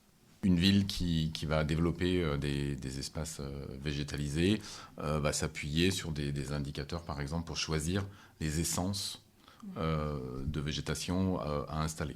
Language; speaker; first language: French; native; French